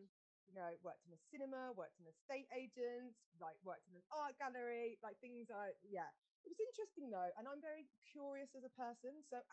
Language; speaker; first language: English; native; English